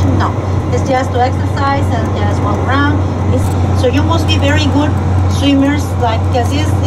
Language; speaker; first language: English; non-native, fluent; Spanish